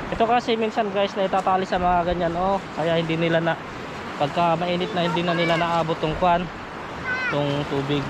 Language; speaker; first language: Filipino; non-native, local second language; Iloko